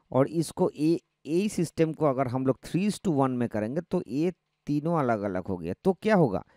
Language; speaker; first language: Hindi; non-native, local second language; Bangla